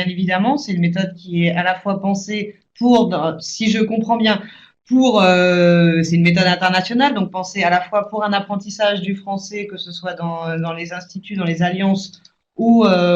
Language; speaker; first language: French; native; French